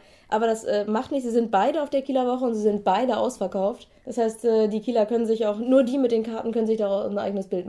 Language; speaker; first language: German; native; German